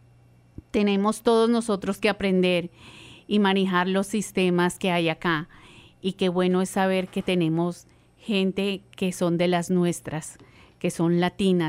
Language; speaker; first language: Spanish; native; Spanish